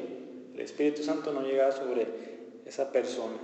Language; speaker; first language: Spanish; native; Spanish